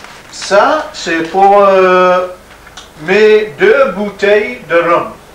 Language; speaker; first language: French; non-native, learner; English